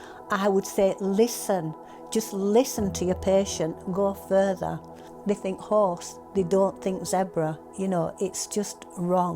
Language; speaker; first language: English; native; English